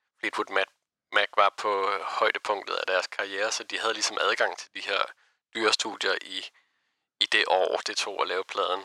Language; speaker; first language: Danish; native; Danish